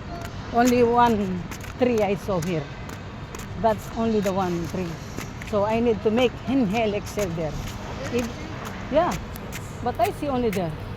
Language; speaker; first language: English; non-native, learner; Filipino